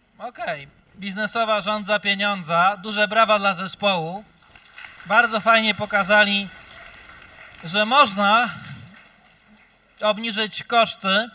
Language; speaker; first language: Polish; native; Polish